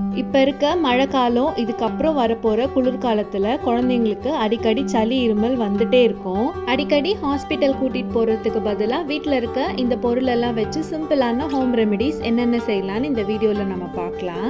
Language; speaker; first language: Tamil; native; Tamil